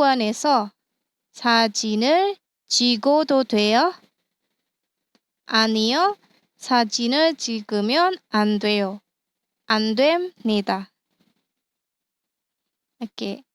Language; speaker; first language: Korean; non-native, fluent; Indonesian